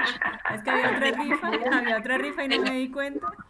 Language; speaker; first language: Spanish; native; Spanish